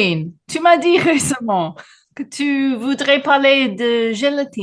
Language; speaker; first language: French; non-native, fluent; English